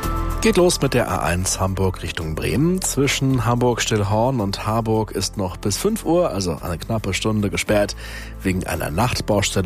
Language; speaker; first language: German; native; German